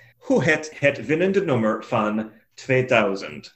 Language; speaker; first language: Dutch; non-native, learner; English